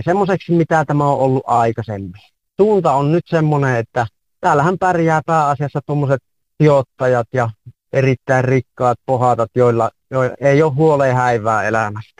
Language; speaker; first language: Finnish; native; Finnish